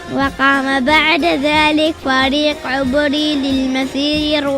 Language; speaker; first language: Arabic; native; Arabic